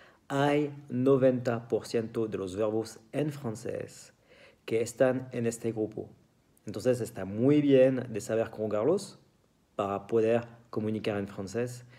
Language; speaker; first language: Spanish; non-native, fluent; French